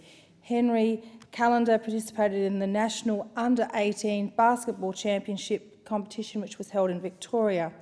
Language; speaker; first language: English; native; English